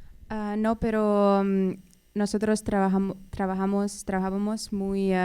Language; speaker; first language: Spanish; non-native, fluent; Russian